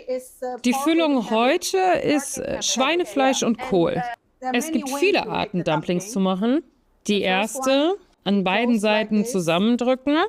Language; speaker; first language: German; non-native, fluent; Chinese